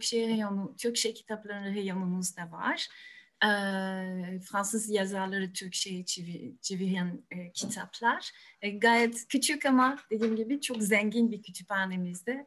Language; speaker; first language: Turkish; non-native, fluent; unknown